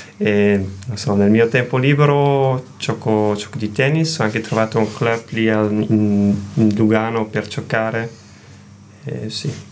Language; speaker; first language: Italian; non-native, learner; German